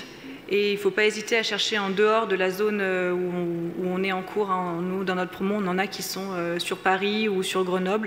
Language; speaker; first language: French; native; French